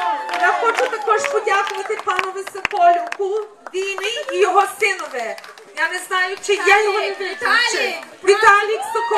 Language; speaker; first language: Ukrainian; early bilingual, heritage; Ukrainian